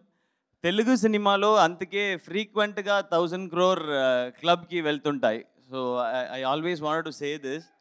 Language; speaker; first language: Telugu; non-native, learner; Tamil